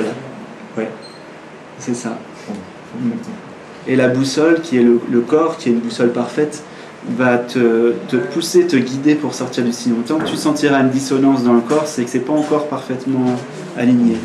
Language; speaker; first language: French; native; French